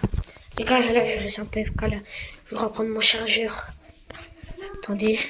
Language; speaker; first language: French; native; French